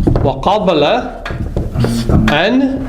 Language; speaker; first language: Arabic; non-native, fluent; English